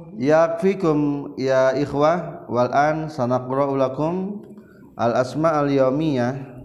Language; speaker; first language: Arabic; non-native, fluent; Indonesian